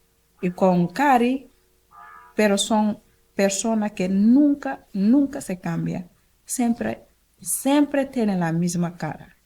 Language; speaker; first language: Spanish; non-native, learner; Wolof